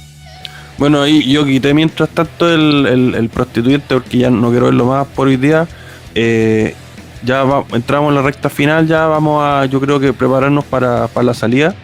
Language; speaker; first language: Spanish; native; Spanish